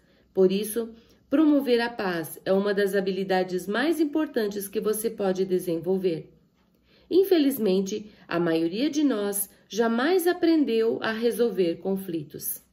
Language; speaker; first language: Portuguese; native; Portuguese